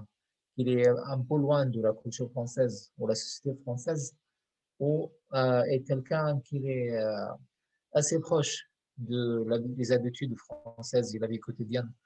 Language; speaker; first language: French; non-native, fluent; Arabic